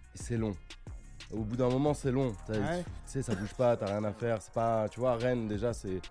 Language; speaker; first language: French; native; French